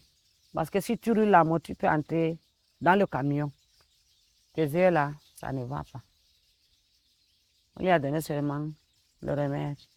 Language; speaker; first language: French; non-native, local second language; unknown